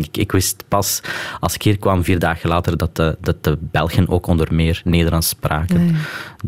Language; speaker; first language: Dutch; non-native, local second language; Arabic